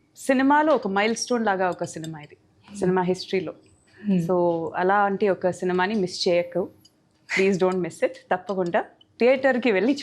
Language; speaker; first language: Telugu; non-native, fluent; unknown